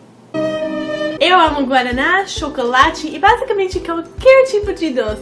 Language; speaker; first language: Portuguese; non-native, fluent; English